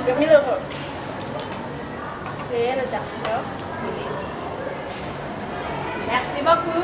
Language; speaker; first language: French; non-native, learner; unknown